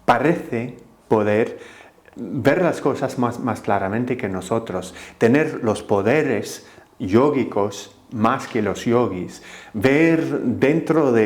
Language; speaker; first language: Spanish; non-native, fluent; English